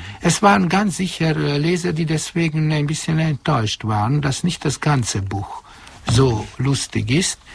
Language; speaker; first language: German; non-native, fluent; Hungarian